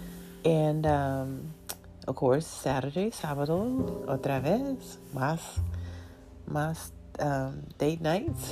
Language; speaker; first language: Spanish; non-native, learner; English